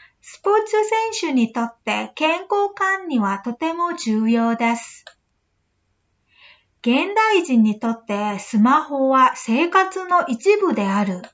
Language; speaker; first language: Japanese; non-native, fluent; Korean